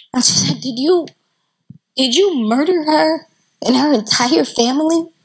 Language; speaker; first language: English; native; English